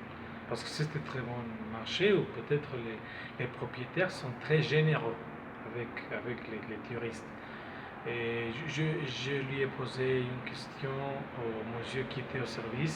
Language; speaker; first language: French; non-native, fluent; Spanish